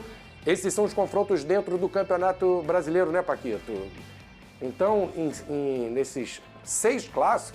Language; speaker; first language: Portuguese; native; Portuguese